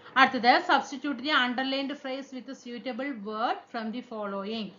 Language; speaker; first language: English; non-native, local second language; Malayalam